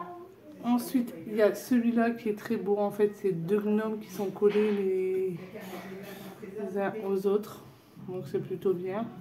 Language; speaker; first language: French; native; French